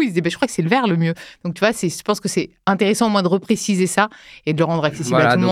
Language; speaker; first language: French; native; French